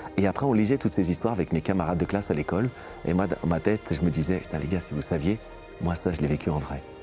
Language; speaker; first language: French; early bilingual, other home language; Portuguese